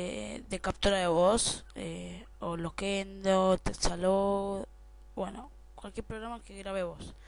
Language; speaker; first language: Spanish; native; Spanish